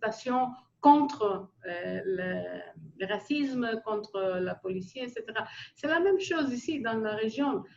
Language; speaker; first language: French; non-native, fluent; Greek